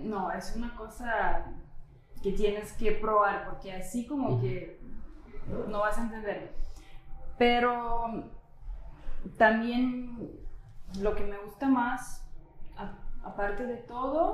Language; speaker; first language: Spanish; non-native, fluent; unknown